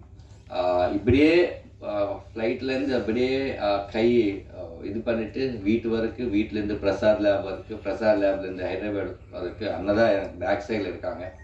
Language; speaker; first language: Tamil; non-native, learner; Telugu